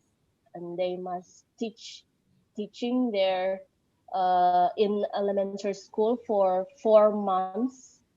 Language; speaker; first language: English; non-native, learner; Indonesian